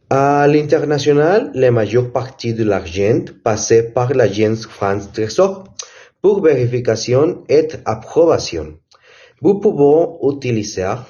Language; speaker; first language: French; non-native, learner; Spanish